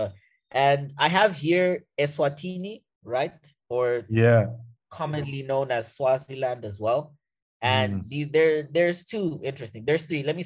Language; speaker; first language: English; non-native, fluent; Portuguese